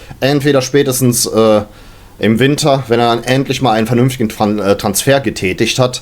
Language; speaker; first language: German; native; German